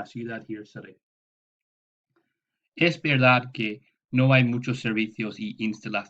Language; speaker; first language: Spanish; non-native, fluent; English